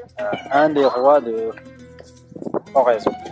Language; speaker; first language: French; non-native, fluent; Uzbek